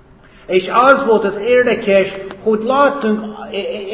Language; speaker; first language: Hungarian; non-native, fluent; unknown